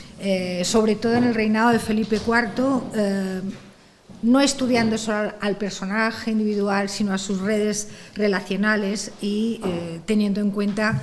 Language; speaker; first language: Spanish; native; Spanish